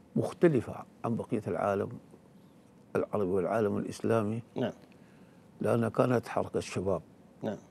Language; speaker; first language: Arabic; native; Arabic